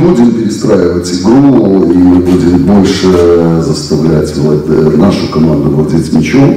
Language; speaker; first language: Polish; non-native, learner; Russian